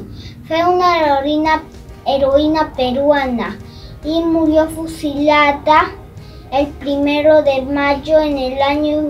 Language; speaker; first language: Spanish; native; Spanish